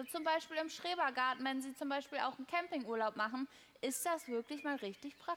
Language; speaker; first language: German; native; German